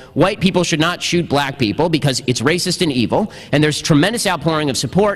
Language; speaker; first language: English; native; English